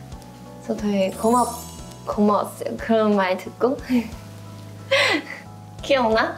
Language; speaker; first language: Korean; non-native, fluent; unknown